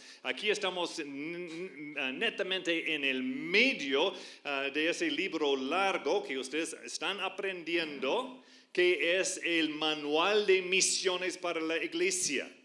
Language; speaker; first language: Spanish; non-native, fluent; English